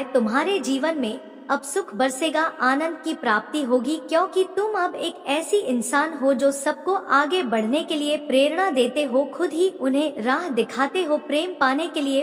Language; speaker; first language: Hindi; native; Hindi